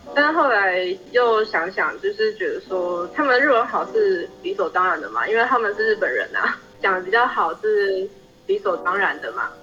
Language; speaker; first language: Chinese; native; Chinese